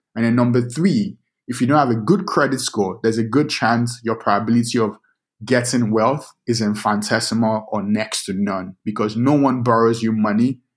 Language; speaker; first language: English; non-native, local second language; Yoruba